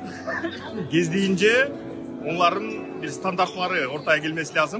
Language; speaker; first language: Turkish; non-native, learner; Kyrgyz